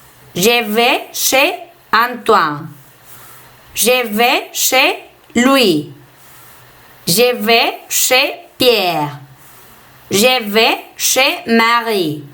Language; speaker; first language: French; non-native, fluent; Spanish